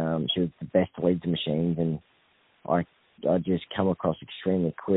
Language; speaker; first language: English; native; English